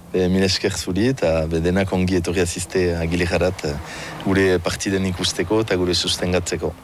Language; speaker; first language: Basque; native; Basque